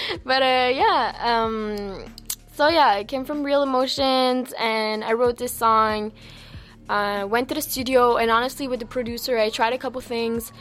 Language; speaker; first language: English; early bilingual, other home language; French